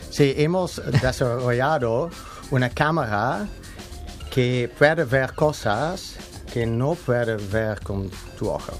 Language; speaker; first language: Spanish; non-native, learner; Dutch